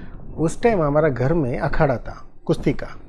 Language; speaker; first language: Hindi; non-native, local second language; Tulu